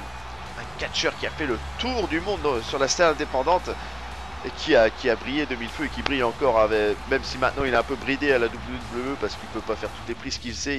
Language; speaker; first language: French; native; French